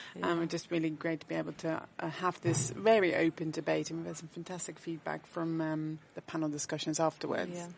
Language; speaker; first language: English; non-native, fluent; Dutch